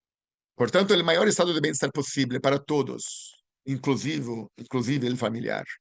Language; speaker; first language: Spanish; non-native, learner; Portuguese